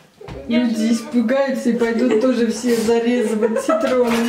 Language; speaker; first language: Russian; native; Russian